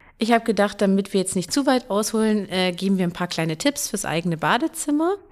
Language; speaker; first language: German; native; German